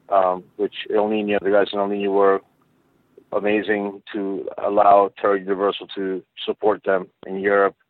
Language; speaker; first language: English; early bilingual, other home language; Spanish